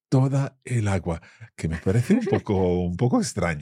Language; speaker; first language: Spanish; non-native, fluent; English